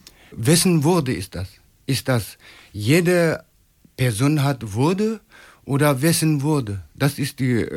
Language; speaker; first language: German; non-native, learner; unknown